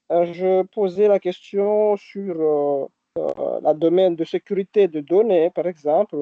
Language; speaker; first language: French; non-native, local second language; Arabic